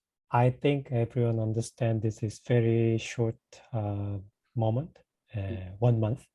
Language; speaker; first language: English; non-native, fluent; Korean